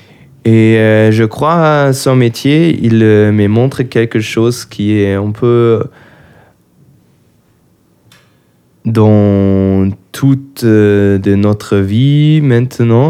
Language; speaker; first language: French; non-native, learner; German